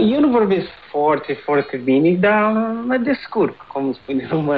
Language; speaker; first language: Romanian; non-native, learner; Portuguese